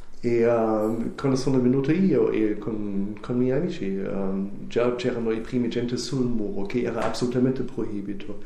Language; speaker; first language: Italian; non-native, learner; German